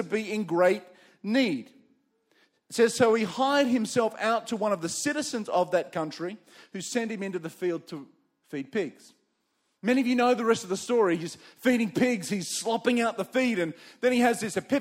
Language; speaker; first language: English; native; English